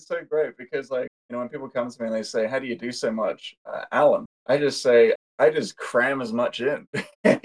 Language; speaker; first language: English; native; English